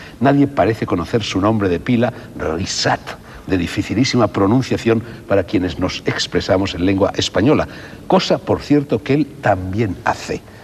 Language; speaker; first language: Spanish; native; Spanish